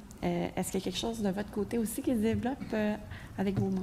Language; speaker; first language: French; native; French